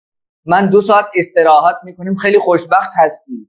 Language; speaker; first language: Persian; non-native, fluent; Urdu